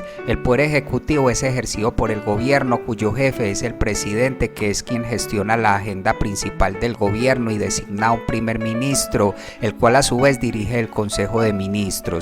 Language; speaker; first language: Spanish; native; Spanish